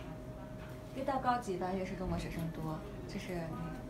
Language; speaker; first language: Chinese; native; Chinese